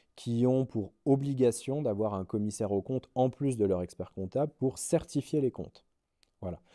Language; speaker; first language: French; native; French